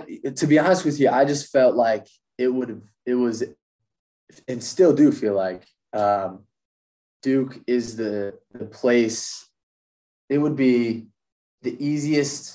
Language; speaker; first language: English; native; English